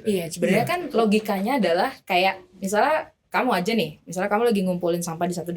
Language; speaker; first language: Indonesian; native; Indonesian